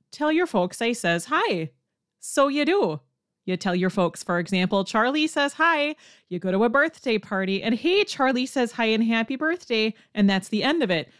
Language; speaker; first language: English; native; English